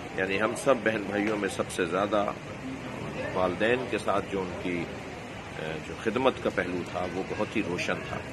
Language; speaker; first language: Urdu; native; Urdu